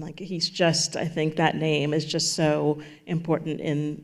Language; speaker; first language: English; native; English